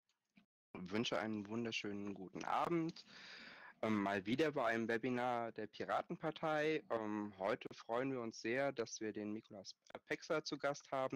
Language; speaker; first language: German; native; German